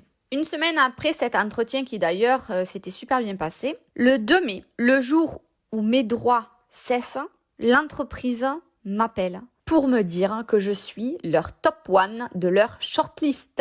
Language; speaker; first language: French; native; French